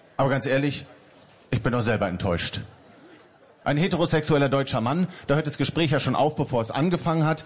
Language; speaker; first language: German; native; German